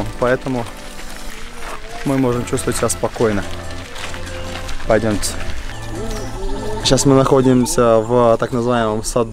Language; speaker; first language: Russian; native; Russian